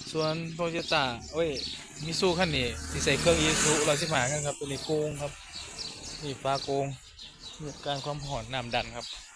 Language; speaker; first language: Thai; native; Thai